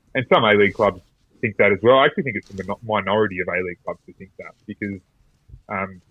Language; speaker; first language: English; native; English